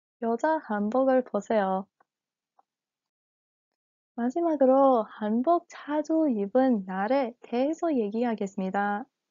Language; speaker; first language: Korean; non-native, learner; English